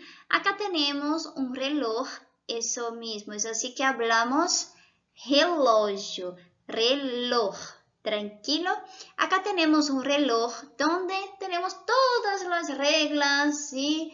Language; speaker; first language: Spanish; non-native, fluent; Portuguese